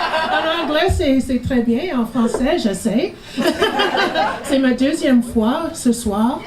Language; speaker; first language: French; non-native, learner; English